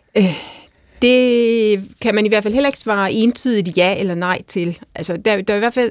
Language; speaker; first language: Danish; native; Danish